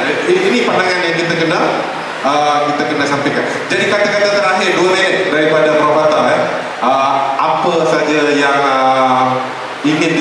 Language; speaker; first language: Malay; native; Malay